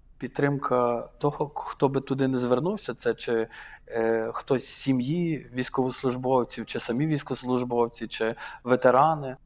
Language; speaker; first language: Ukrainian; native; Ukrainian